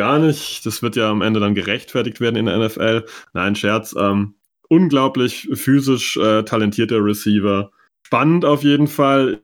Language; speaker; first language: German; native; German